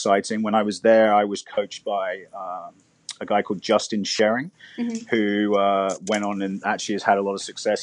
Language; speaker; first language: English; native; English